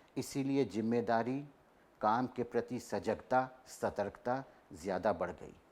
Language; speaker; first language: Hindi; non-native, local second language; Telugu